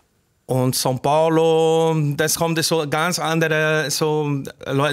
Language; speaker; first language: German; non-native, learner; Portuguese